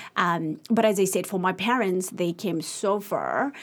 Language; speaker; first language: English; early bilingual, other home language; Arabic